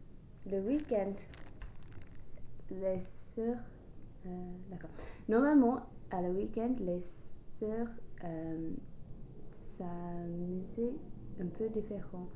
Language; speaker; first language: French; non-native, learner; English